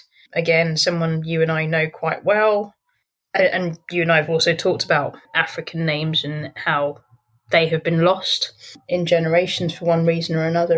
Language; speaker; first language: English; native; English